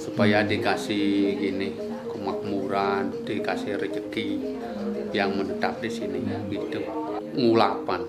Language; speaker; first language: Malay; non-native, local second language; Balinese